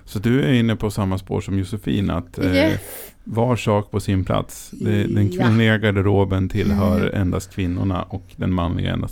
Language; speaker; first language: Swedish; native; Swedish